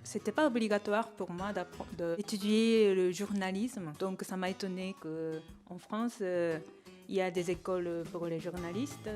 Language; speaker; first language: French; non-native, fluent; Japanese